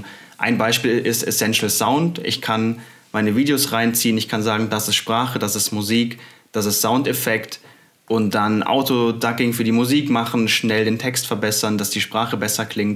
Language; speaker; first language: German; native; German